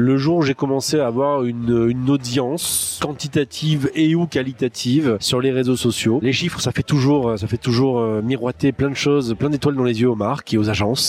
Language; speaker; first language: French; native; French